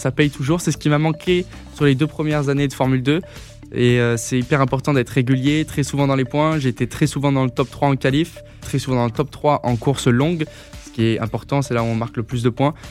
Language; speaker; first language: French; native; French